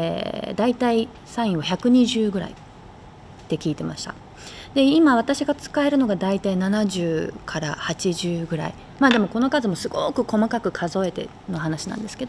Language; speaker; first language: Japanese; native; Japanese